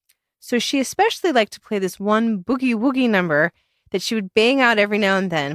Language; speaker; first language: English; native; English